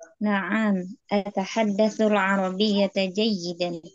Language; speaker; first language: Arabic; non-native, learner; Indonesian